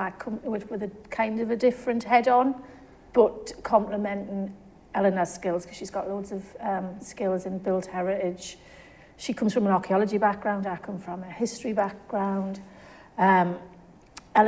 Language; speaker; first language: English; native; English